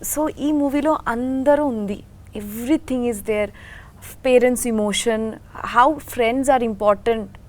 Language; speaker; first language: Telugu; non-native, learner; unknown